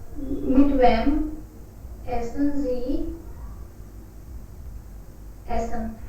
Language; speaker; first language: German; non-native, learner; Hindi